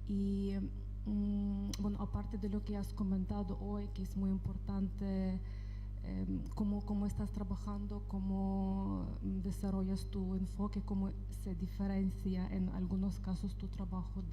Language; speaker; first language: Spanish; non-native, fluent; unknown